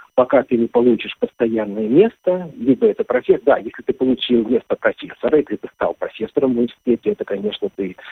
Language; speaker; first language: Russian; native; Russian